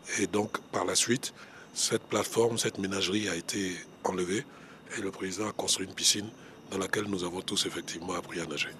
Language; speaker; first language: French; non-native, local second language; Baoulé